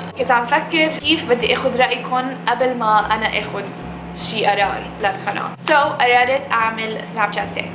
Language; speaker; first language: Arabic; early bilingual, heritage; English